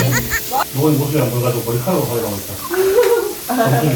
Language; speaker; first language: Korean; native; Korean